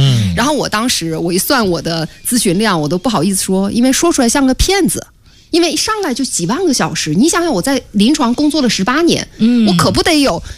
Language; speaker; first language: Chinese; native; Chinese